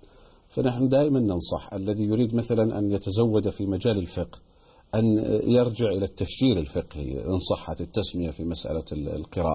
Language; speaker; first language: Arabic; native; Arabic